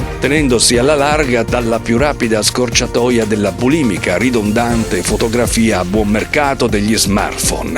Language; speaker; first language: Italian; native; Italian